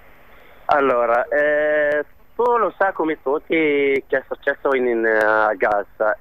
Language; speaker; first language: Italian; non-native, learner; Arabic